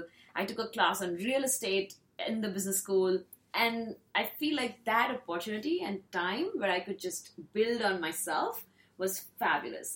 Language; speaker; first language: English; non-native, local second language; Hindi